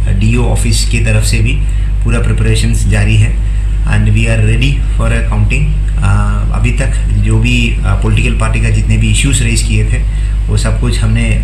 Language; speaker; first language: Hindi; non-native, local second language; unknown